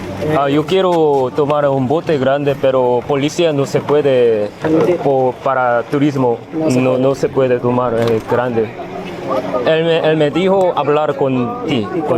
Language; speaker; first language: Spanish; non-native, learner; Korean